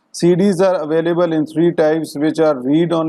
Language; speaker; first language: English; non-native, local second language; Urdu